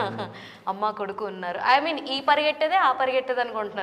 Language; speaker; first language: Telugu; native; Telugu